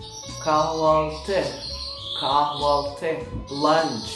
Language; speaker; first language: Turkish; non-native, learner; Persian